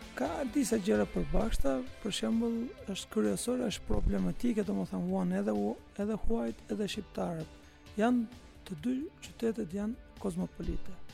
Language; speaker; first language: Albanian; non-native, fluent; Turkish